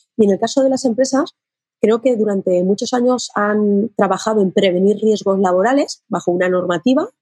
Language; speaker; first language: Spanish; native; Spanish